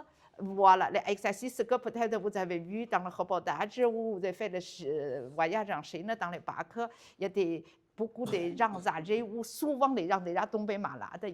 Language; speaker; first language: French; non-native, learner; Chinese